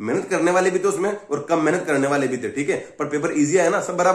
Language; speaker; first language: Hindi; native; Hindi